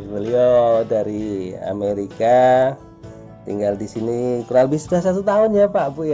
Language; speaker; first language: Indonesian; native; Indonesian